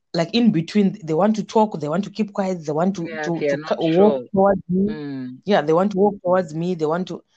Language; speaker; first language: English; non-native, local second language; Shona